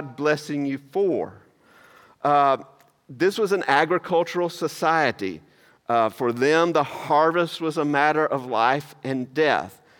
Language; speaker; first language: English; native; English